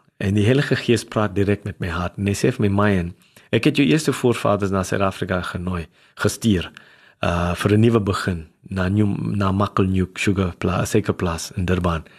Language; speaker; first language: Afrikaans; non-native, local second language; English